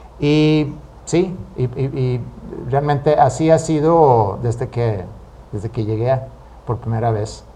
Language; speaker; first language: Spanish; non-native, fluent; Swedish